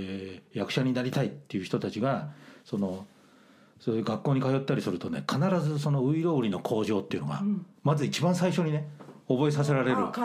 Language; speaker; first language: Japanese; native; Japanese